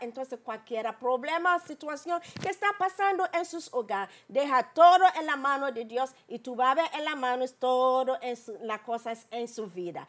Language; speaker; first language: Spanish; non-native, learner; English